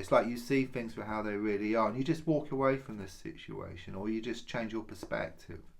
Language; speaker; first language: English; native; English